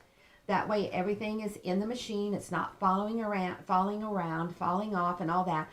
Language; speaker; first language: English; native; English